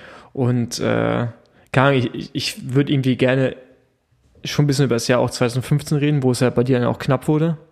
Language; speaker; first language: German; native; German